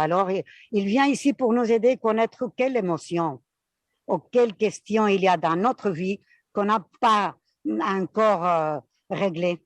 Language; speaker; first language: French; non-native, fluent; Spanish